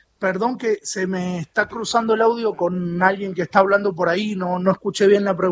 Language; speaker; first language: Spanish; native; Spanish